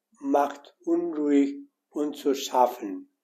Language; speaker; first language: German; non-native, learner; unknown